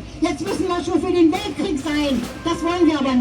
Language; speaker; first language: German; native; German